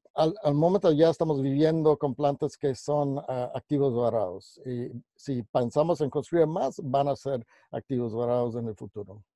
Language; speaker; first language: Spanish; non-native, fluent; English